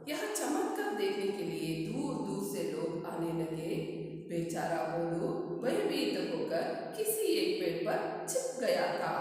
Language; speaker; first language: Hindi; non-native, local second language; Kannada